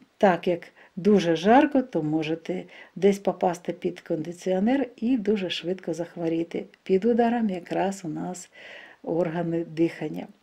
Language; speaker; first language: Ukrainian; non-native, local second language; Russian